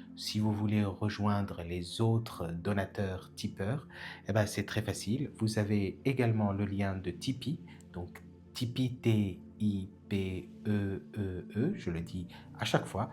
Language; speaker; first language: French; native; French